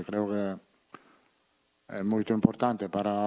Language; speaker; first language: Spanish; non-native, fluent; Italian